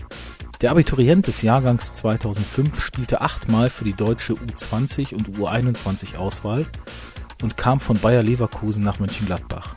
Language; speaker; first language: German; native; German